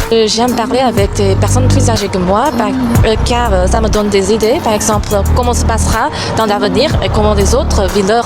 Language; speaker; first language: French; non-native, learner; Chinese